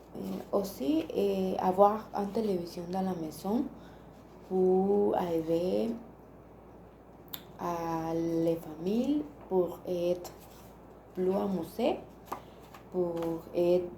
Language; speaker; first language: French; non-native, learner; Spanish